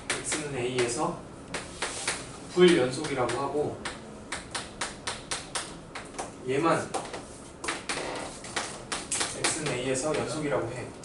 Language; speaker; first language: Korean; native; Korean